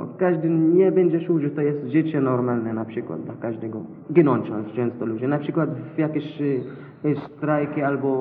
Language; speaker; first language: Polish; non-native, learner; Arabic